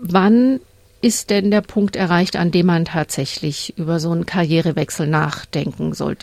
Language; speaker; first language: German; native; German